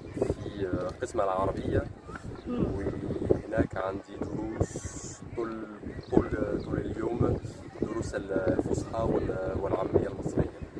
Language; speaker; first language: Arabic; non-native, fluent; French